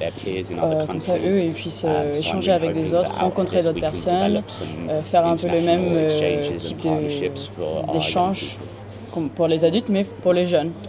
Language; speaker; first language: French; non-native, fluent; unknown